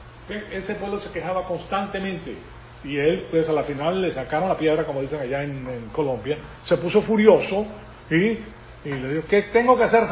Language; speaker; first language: Spanish; native; Spanish